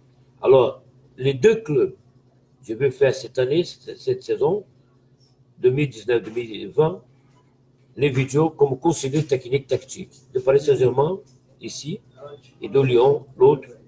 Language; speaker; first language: French; non-native, fluent; Portuguese